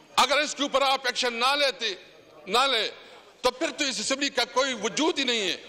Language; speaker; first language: Urdu; non-native, local second language; Pashto